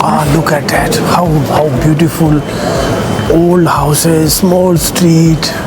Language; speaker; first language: English; non-native, learner; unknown